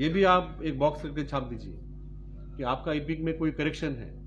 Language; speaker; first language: Hindi; non-native, local second language; Bangla